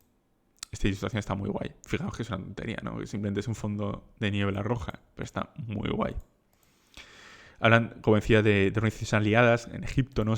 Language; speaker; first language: Spanish; native; Spanish